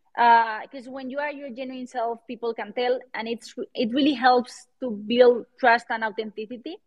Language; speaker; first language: English; non-native, fluent; Spanish